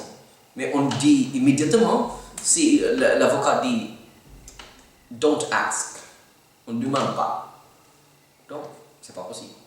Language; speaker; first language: French; non-native, learner; Filipino